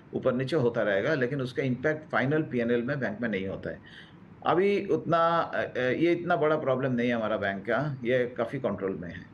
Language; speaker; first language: Hindi; non-native, local second language; Bangla